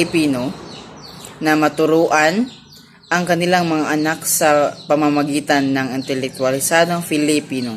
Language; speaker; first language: Filipino; non-native, local second language; Cebuano